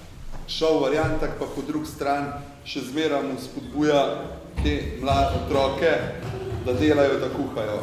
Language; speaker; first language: Slovenian; native; Slovenian